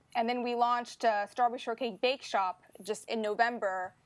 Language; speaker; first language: English; native; English